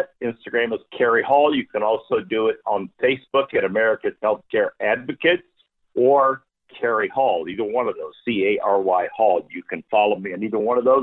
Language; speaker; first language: English; native; English